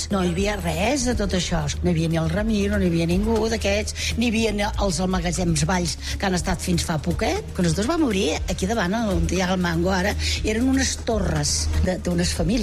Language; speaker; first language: Catalan; native; Catalan